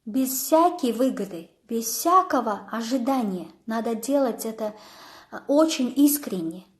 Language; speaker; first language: Russian; non-native, local second language; Kazakh